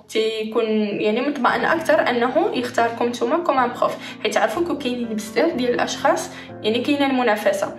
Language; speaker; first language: Arabic; native; Arabic